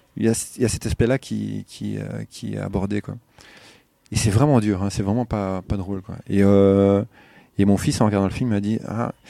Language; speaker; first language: French; non-native, fluent; Portuguese